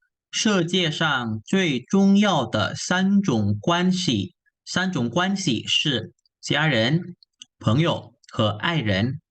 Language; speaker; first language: Chinese; non-native, fluent; Indonesian